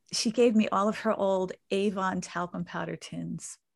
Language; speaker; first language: English; native; English